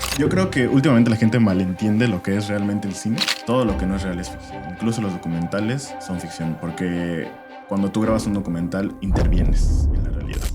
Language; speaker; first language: Spanish; native; Spanish